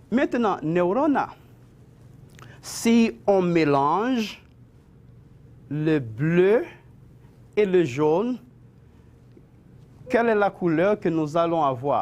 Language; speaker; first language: French; non-native, fluent; Spanish